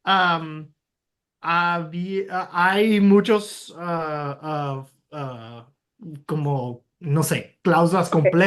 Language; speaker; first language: Spanish; non-native, learner; English